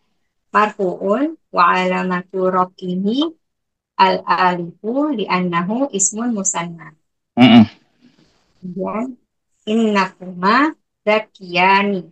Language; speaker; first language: Arabic; non-native, learner; Indonesian